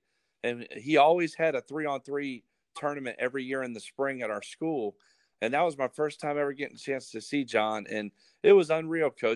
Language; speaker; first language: English; native; English